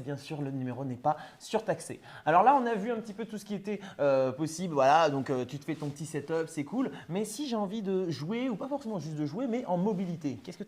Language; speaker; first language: French; native; French